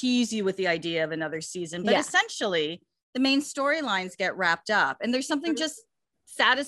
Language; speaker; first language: English; native; English